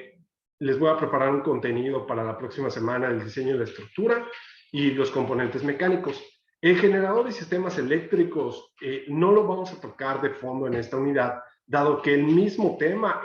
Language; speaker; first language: Spanish; native; Spanish